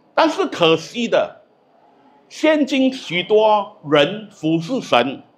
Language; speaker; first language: Chinese; native; Chinese